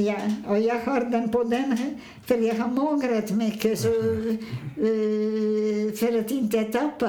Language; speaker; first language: Swedish; non-native, fluent; Polish